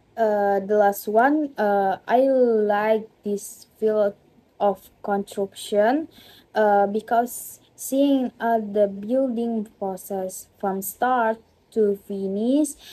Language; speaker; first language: English; non-native, learner; Indonesian